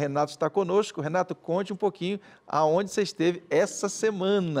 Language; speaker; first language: Portuguese; native; Portuguese